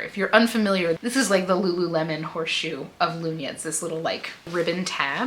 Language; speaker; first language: English; native; English